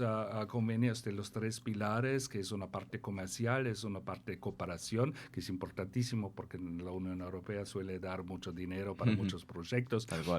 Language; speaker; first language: Spanish; non-native, fluent; German